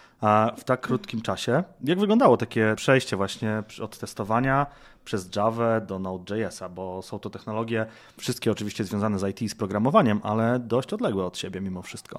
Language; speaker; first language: Polish; native; Polish